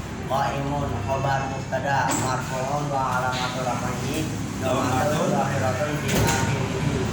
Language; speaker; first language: Arabic; non-native, learner; Indonesian